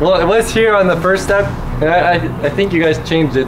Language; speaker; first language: English; native; English